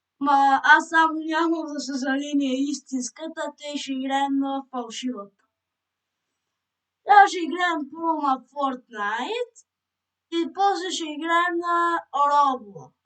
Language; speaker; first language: Bulgarian; native; Bulgarian